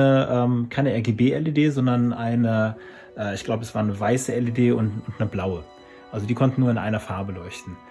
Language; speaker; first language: German; native; German